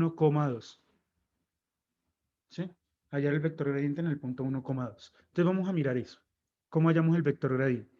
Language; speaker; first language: Spanish; native; Spanish